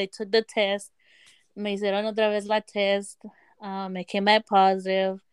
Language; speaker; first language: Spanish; early bilingual, heritage; Spanish